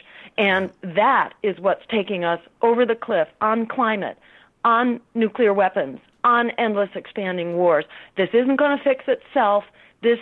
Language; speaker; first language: English; native; English